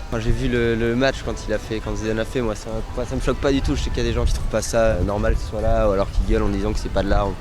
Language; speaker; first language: French; native; French